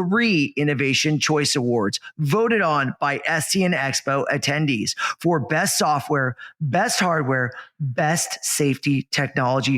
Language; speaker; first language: English; native; English